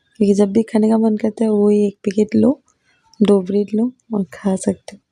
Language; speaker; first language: Hindi; non-native, local second language; Assamese